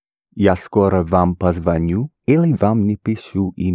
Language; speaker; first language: Russian; non-native, learner; English